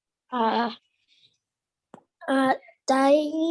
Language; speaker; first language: English; non-native, learner; Vietnamese